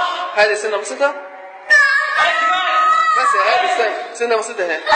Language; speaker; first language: Arabic; native; Arabic